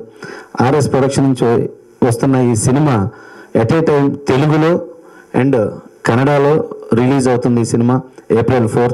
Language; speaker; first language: Telugu; native; Telugu